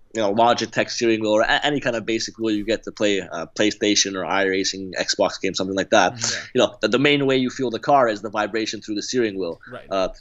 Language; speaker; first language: English; native; English